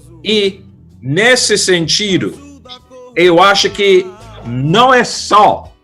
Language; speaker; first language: Portuguese; non-native, fluent; English